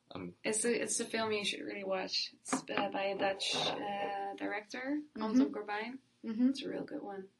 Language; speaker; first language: English; non-native, fluent; Dutch